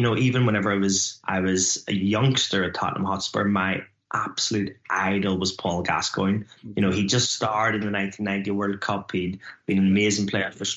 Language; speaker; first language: English; native; English